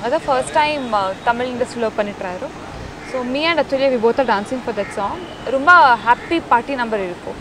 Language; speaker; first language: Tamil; non-native, learner; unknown